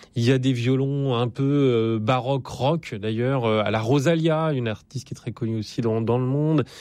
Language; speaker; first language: French; native; French